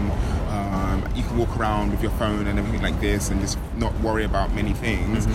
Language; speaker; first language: English; native; English